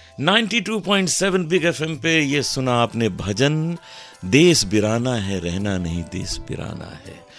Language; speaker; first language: Hindi; native; Hindi